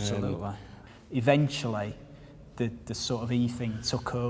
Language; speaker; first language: English; native; English